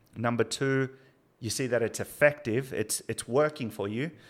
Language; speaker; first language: English; early bilingual, other home language; Spanish